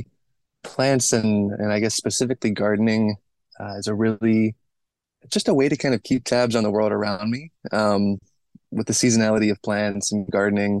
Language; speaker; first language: English; native; English